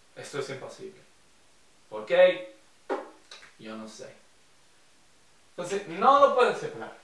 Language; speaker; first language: Spanish; non-native, fluent; English